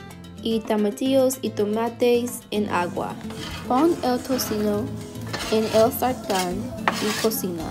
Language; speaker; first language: Spanish; non-native, learner; English